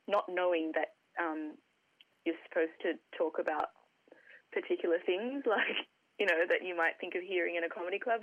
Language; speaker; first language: English; native; English